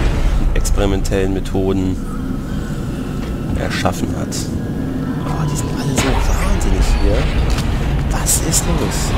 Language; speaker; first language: German; native; German